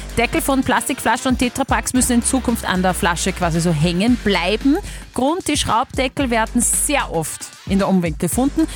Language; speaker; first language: German; native; German